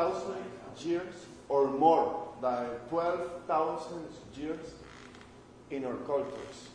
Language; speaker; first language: English; non-native, learner; Spanish